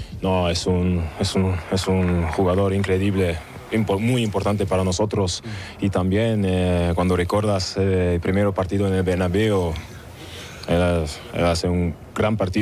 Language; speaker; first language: Spanish; non-native, learner; German